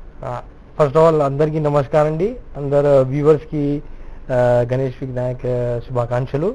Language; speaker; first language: Telugu; non-native, local second language; Urdu